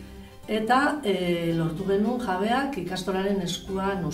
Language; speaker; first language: Basque; native; Basque